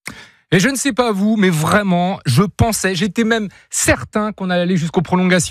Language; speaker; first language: French; native; French